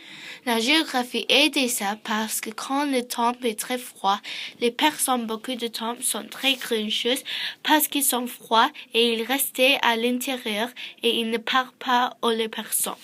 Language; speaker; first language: French; non-native, learner; English